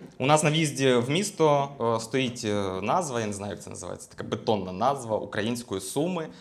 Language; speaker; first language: Ukrainian; non-native, local second language; Russian